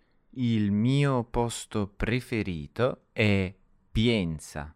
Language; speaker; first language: Italian; non-native, learner; English